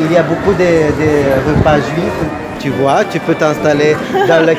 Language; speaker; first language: French; non-native, fluent; Russian